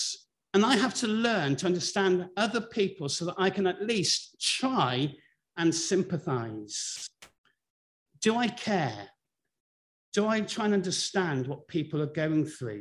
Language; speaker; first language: English; native; English